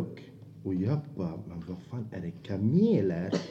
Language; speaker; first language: Swedish; non-native, fluent; Azerbaijani